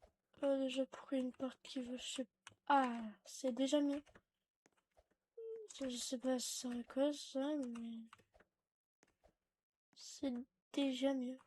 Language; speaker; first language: French; native; French